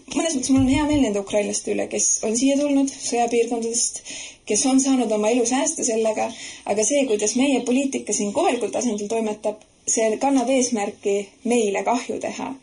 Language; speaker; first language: Estonian; native; Estonian